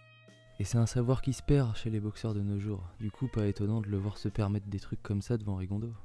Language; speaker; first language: French; native; French